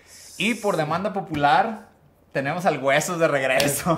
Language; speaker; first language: Spanish; native; Spanish